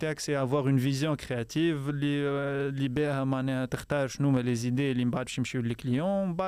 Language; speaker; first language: French; non-native, local second language; Arabic